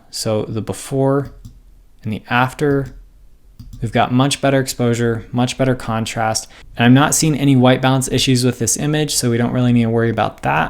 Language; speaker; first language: English; native; English